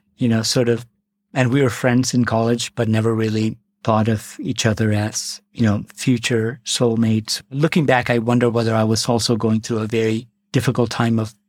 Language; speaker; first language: English; non-native, local second language; Malayalam